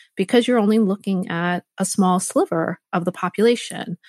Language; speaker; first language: English; native; English